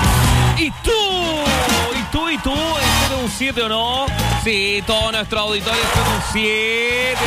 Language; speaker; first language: Spanish; native; Spanish